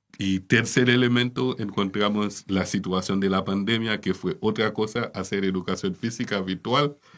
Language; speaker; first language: Spanish; non-native, fluent; Haitian Creole